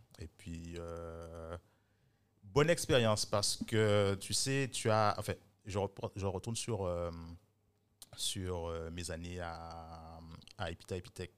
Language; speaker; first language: French; native; French